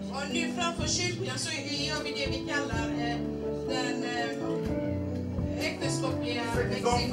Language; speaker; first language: Swedish; non-native, fluent; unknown